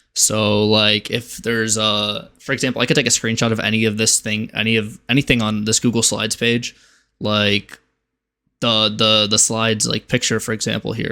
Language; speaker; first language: English; native; English